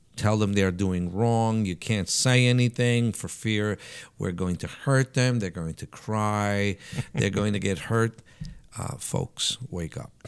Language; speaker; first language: English; early bilingual, other home language; Italian